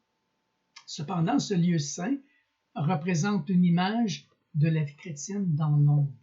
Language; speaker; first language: French; native; French